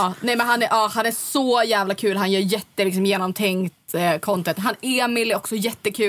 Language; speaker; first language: Swedish; native; Swedish